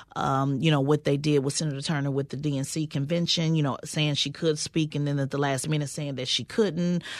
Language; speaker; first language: English; native; English